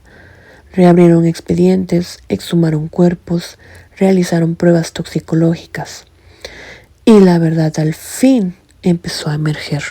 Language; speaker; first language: Spanish; native; Spanish